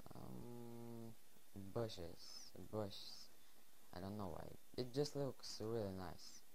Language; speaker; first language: English; non-native, learner; Bulgarian